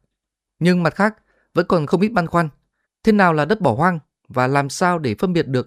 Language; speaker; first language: Vietnamese; native; Vietnamese